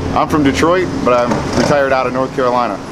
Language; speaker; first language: English; native; English